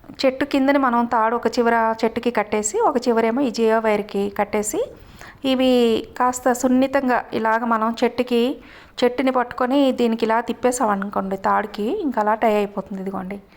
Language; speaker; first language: Telugu; native; Telugu